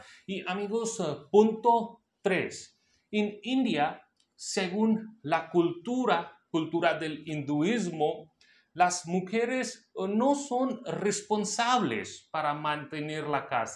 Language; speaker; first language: Spanish; non-native, local second language; Hindi